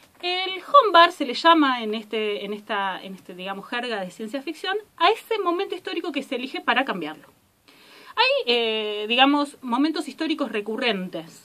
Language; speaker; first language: Spanish; native; Spanish